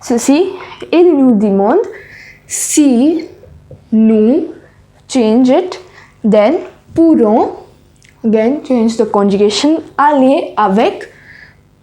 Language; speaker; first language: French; non-native, fluent; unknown